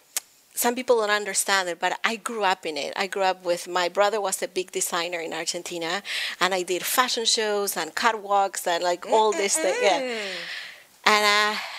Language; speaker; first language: English; non-native, fluent; Spanish